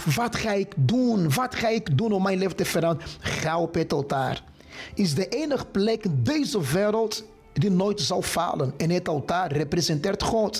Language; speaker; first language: Dutch; non-native, fluent; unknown